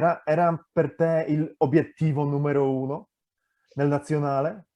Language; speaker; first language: Italian; non-native, fluent; Polish